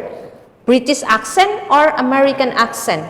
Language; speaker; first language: English; non-native, fluent; Indonesian